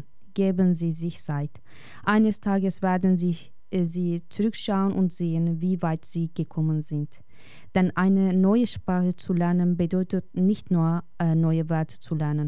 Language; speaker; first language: German; non-native, learner; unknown